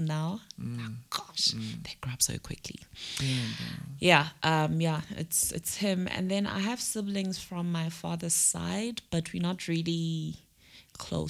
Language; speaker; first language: English; non-native, local second language; Zulu